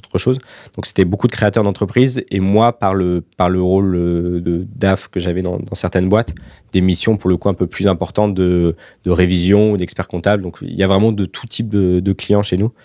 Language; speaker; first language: French; native; French